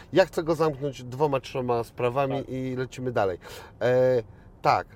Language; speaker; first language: Polish; native; Polish